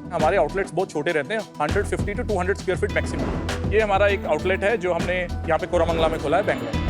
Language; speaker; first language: Hindi; non-native, local second language; Punjabi